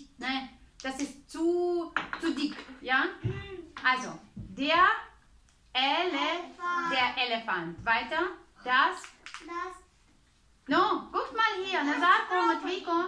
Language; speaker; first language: German; non-native, fluent; Ukrainian